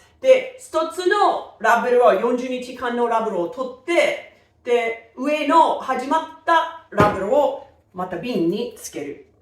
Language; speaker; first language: Japanese; non-native, fluent; English